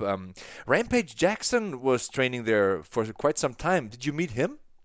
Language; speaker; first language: English; non-native, fluent; German